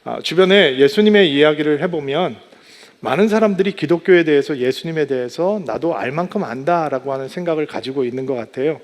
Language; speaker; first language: Korean; native; Korean